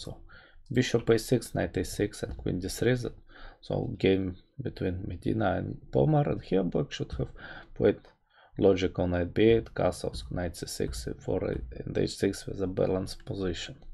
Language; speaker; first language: English; non-native, fluent; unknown